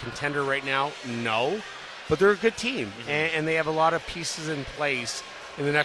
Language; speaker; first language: English; native; English